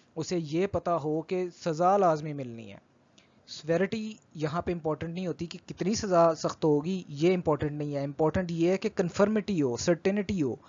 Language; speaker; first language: Urdu; native; Urdu